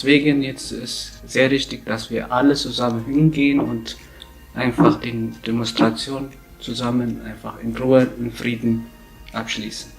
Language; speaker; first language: German; non-native, learner; Tigrinya